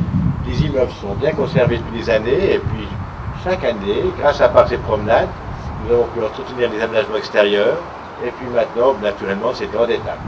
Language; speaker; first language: French; native; French